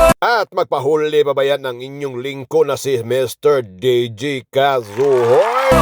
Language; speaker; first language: Filipino; non-native, local second language; Cebuano